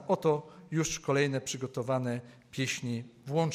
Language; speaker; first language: Polish; native; Polish